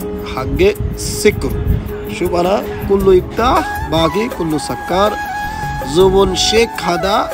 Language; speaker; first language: Arabic; non-native, learner; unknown